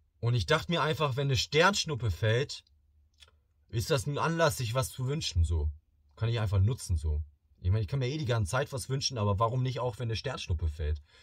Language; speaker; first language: German; early bilingual, other home language; Bosnian